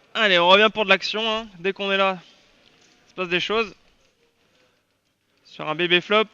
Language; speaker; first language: French; native; French